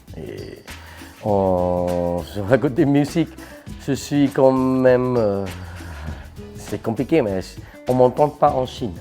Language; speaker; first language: French; non-native, fluent; Cantonese